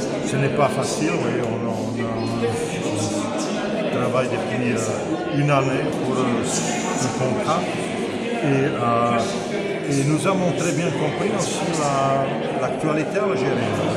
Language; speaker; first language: French; non-native, fluent; Czech